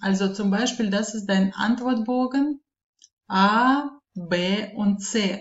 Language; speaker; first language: German; non-native, fluent; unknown